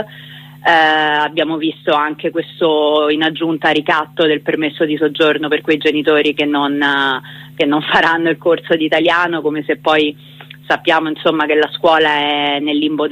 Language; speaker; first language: Italian; native; Italian